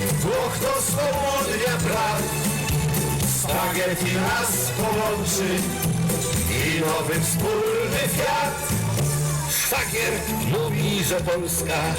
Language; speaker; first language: Polish; native; Polish